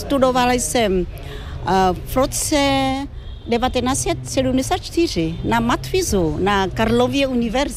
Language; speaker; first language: Czech; non-native, fluent; Vietnamese